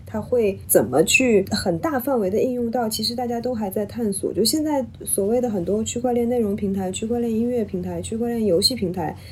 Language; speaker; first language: Chinese; native; Chinese